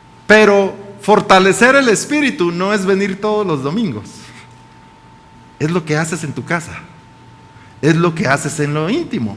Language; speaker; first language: Spanish; native; Spanish